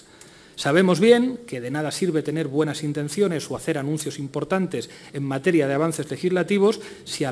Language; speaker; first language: Spanish; native; Spanish